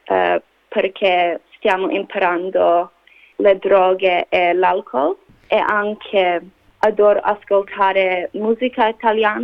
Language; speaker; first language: Italian; non-native, learner; English